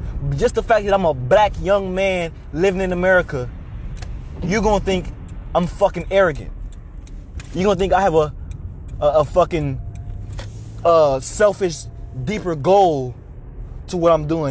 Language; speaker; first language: English; native; English